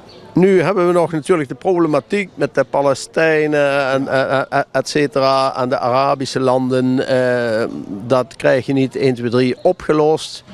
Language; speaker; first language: Dutch; native; Dutch